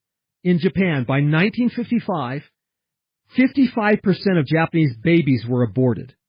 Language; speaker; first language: English; early bilingual, heritage; English